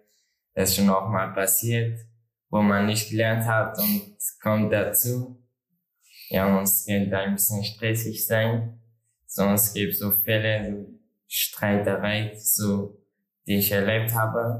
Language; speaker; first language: German; non-native, learner; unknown